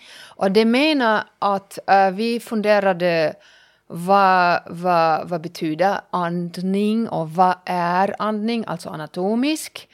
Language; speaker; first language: Swedish; non-native, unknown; German